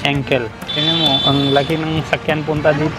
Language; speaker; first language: Filipino; non-native, learner; Punjabi